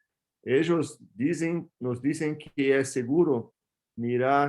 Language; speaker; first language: Spanish; non-native, fluent; Portuguese